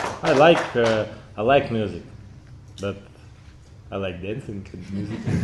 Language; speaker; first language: English; non-native, learner; Ukrainian